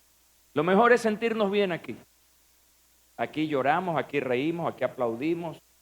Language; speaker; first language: Spanish; native; Spanish